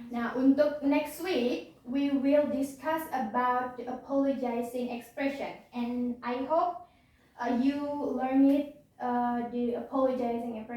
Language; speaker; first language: English; non-native, learner; Indonesian